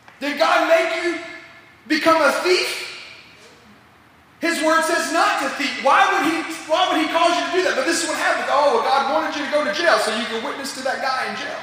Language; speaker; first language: English; native; English